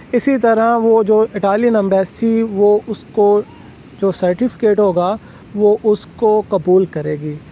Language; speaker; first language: Urdu; native; Urdu